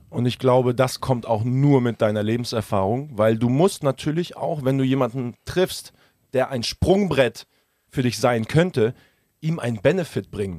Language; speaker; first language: German; early bilingual, other home language; Russian